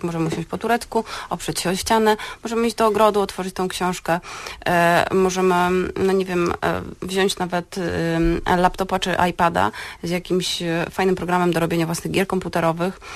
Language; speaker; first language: Polish; native; Polish